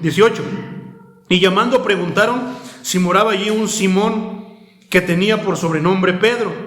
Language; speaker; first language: Spanish; native; Spanish